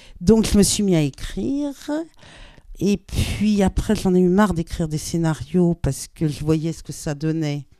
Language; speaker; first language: French; native; French